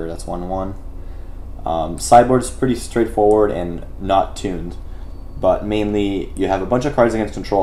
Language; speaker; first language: English; non-native, local second language; French